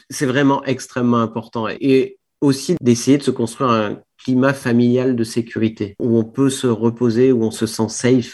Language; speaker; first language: French; native; French